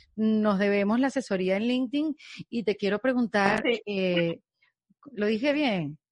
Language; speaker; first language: Spanish; native; Spanish